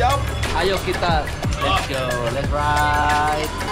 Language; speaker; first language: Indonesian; native; Indonesian